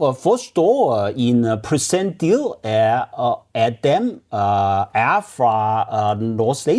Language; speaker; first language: Danish; non-native, learner; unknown